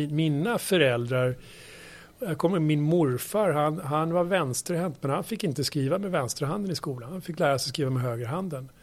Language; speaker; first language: Swedish; native; Swedish